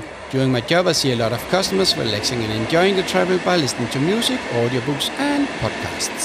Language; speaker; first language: English; non-native, fluent; Danish